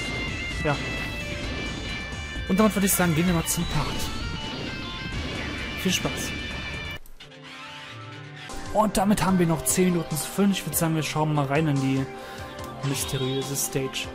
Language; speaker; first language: German; native; German